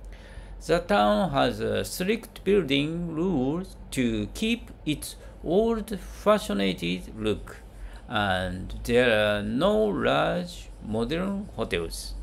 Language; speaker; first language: English; non-native, learner; Japanese